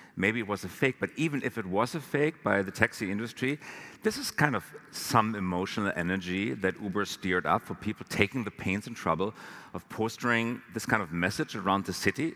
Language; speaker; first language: English; non-native, fluent; German